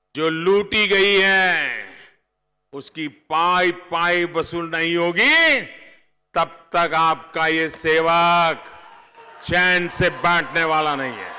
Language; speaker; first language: Hindi; non-native, local second language; Gujarati